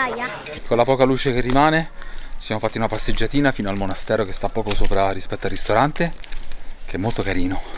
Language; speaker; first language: Italian; native; Italian